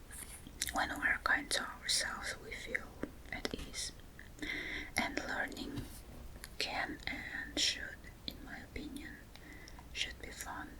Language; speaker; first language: English; non-native, fluent; Russian